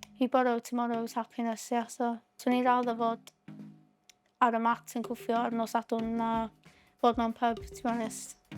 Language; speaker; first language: Welsh; native; Welsh